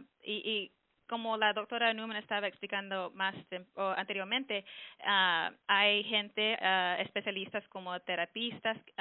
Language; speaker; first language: Spanish; early bilingual, heritage; English